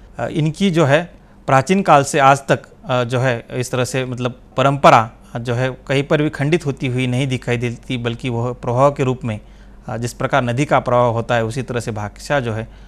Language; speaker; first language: Hindi; non-native, local second language; Marathi